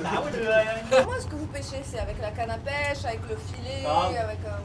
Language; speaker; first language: French; non-native, local second language; Arabic